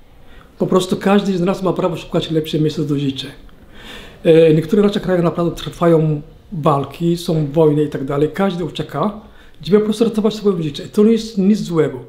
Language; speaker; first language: Polish; non-native, learner; Somali